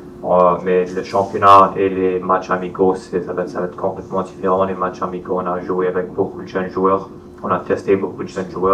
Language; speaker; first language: French; non-native, fluent; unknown